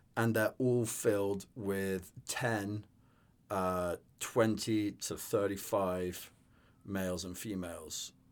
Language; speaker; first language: English; native; English